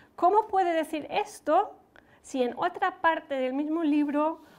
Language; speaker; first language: Spanish; non-native, fluent; German